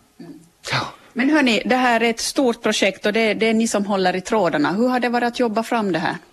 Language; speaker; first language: Swedish; native; Swedish